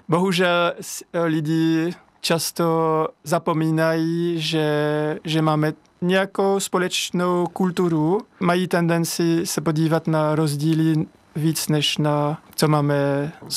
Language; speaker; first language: Czech; non-native, fluent; French